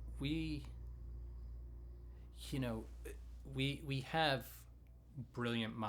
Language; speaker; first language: English; native; English